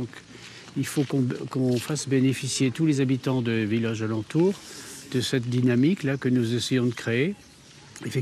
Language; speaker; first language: French; native; French